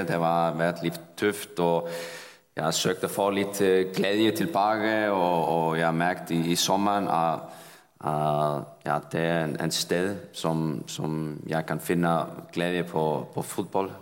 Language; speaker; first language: Danish; non-native, fluent; Icelandic